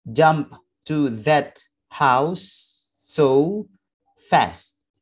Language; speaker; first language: English; non-native, fluent; Indonesian